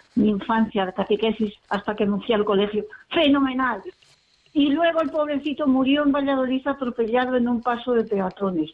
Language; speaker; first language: Spanish; native; Spanish